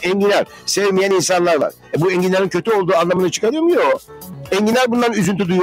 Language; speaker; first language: Turkish; native; Turkish